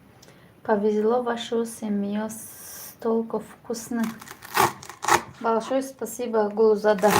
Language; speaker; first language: Russian; non-native, learner; Tajik